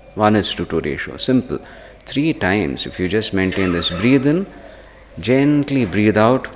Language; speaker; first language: English; non-native, local second language; Hindi